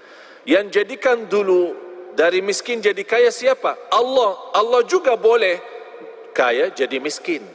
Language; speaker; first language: Indonesian; non-native, fluent; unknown